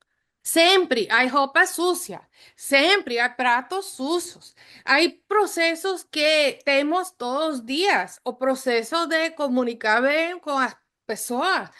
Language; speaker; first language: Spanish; non-native, fluent; English